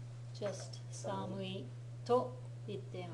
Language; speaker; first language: Japanese; non-native, fluent; English